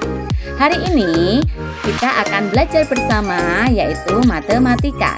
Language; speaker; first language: Indonesian; native; Indonesian